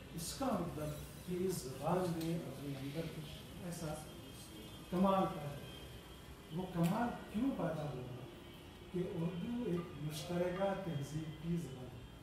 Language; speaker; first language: Urdu; native; Urdu